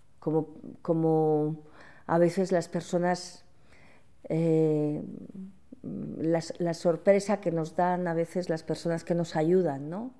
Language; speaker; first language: Spanish; native; Spanish